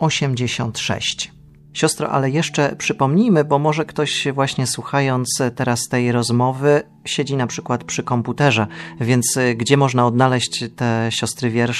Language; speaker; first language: Polish; native; Polish